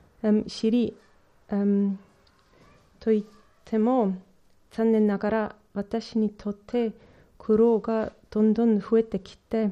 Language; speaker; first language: Japanese; non-native, learner; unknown